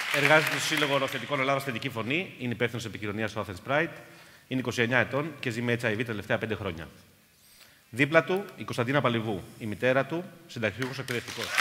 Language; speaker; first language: Greek; native; Greek